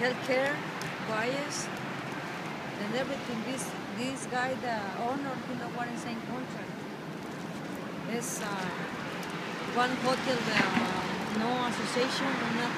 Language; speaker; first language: English; non-native, learner; Spanish